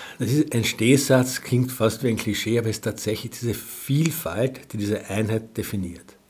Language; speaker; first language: German; native; German